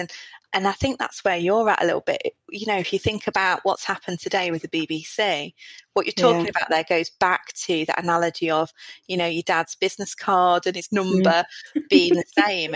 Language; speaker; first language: English; native; English